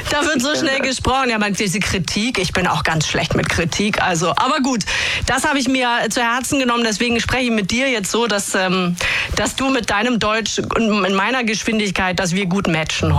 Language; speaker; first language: German; native; German